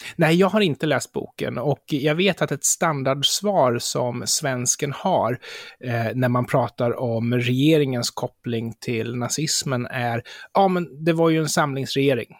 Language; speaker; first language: Swedish; native; Swedish